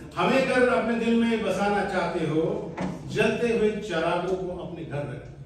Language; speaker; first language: Hindi; native; Hindi